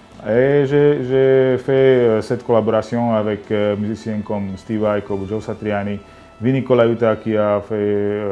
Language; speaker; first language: French; non-native, learner; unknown